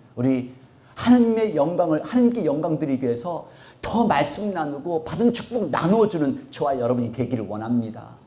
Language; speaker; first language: Korean; native; Korean